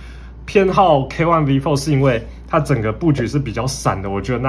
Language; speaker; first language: Chinese; native; Chinese